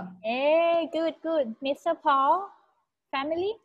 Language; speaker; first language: English; non-native, fluent; Thai